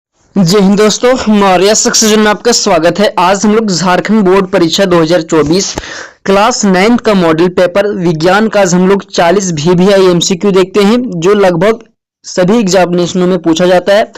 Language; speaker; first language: Hindi; native; Hindi